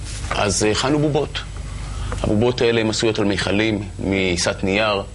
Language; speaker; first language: Hebrew; native; Hebrew